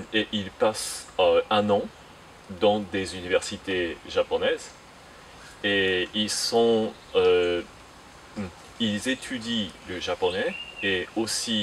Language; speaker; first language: French; non-native, fluent; Japanese